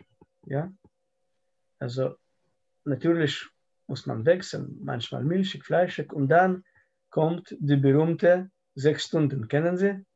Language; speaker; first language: German; non-native, fluent; Russian